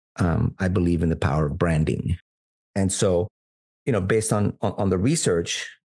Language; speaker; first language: English; non-native, fluent; Spanish